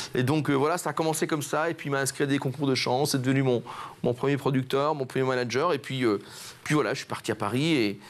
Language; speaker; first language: French; native; French